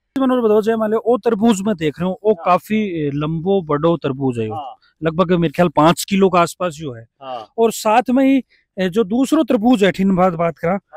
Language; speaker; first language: Hindi; native; Hindi